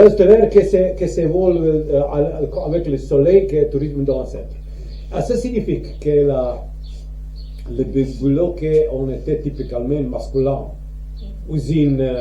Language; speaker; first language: French; non-native, learner; Croatian